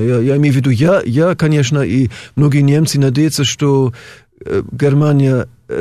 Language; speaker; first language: Russian; non-native, fluent; German